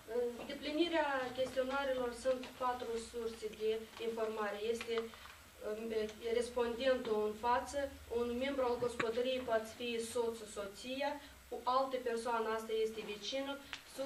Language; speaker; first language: Romanian; native; Romanian